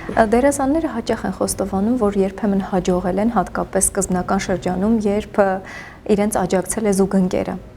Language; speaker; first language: Armenian; native; Armenian